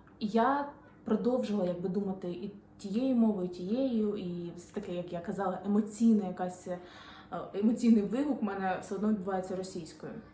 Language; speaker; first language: Ukrainian; non-native, local second language; Russian